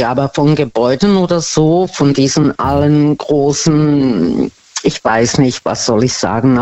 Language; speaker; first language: German; non-native, fluent; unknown